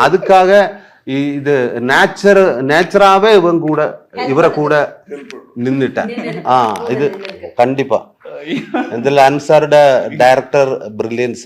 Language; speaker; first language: Tamil; non-native, learner; Malayalam